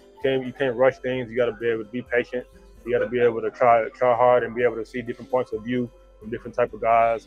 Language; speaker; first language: English; native; English